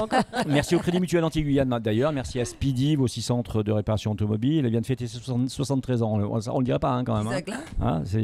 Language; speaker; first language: French; native; French